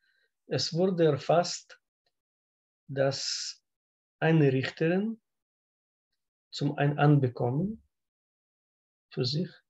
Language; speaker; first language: German; non-native, learner; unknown